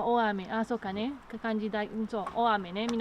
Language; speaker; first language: Japanese; non-native, learner; Spanish